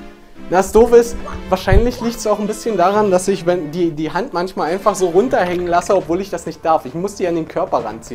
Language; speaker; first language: German; native; German